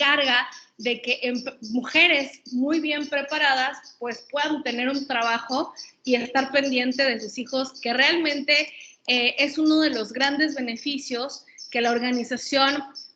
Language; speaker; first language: Spanish; native; Spanish